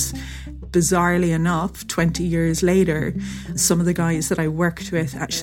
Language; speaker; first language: English; native; English